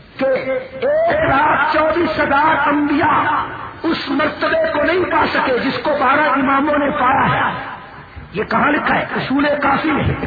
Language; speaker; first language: Urdu; native; Urdu